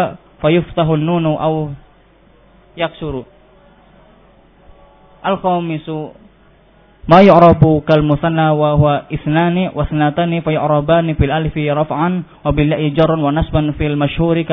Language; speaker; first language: Arabic; non-native, fluent; Indonesian